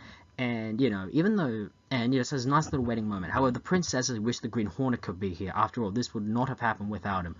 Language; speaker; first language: English; native; English